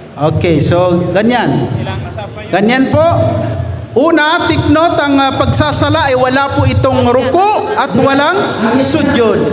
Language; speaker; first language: Filipino; non-native, local second language; Maguindanaon